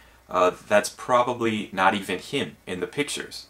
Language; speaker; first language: English; native; English